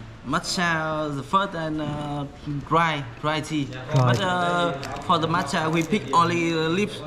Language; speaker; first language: English; non-native, learner; Vietnamese